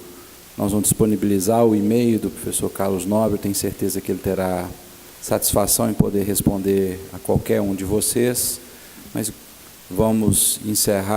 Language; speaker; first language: Portuguese; native; Portuguese